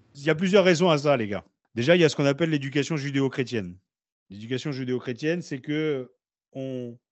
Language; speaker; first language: French; native; French